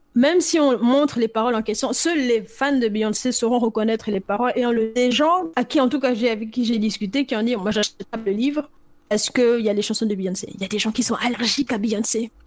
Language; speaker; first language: French; native; French